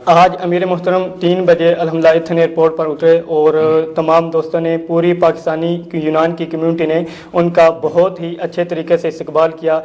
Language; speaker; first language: Urdu; non-native, local second language; Punjabi